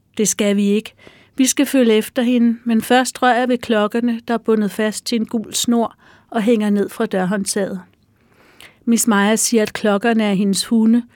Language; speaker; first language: Danish; native; Danish